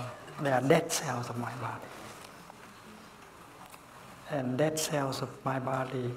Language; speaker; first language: English; non-native, fluent; Vietnamese